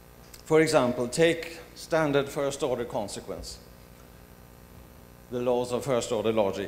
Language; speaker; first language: English; non-native, fluent; Swedish